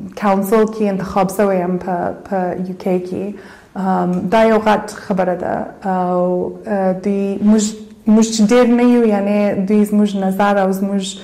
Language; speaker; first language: Pashto; early bilingual, heritage; Pashto